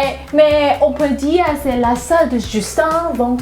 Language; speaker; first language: French; non-native, learner; Thai